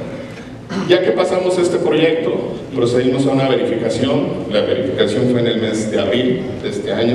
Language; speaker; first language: Spanish; native; Spanish